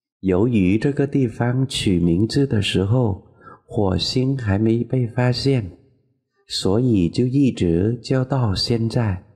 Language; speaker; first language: Chinese; non-native, fluent; Vietnamese